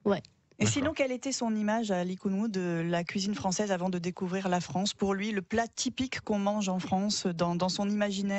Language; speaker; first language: French; native; French